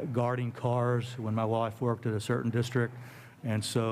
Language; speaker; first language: English; native; English